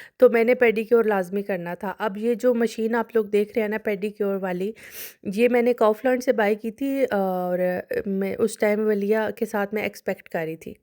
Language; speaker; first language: Urdu; non-native, local second language; Punjabi